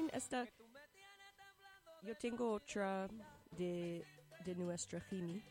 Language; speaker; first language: Spanish; non-native, learner; English